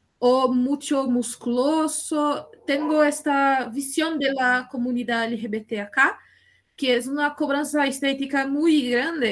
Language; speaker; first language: Spanish; non-native, learner; Portuguese